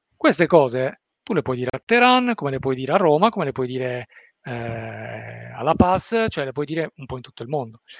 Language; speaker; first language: Italian; early bilingual, other home language; Persian